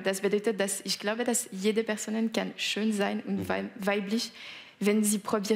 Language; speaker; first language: German; non-native, local second language; French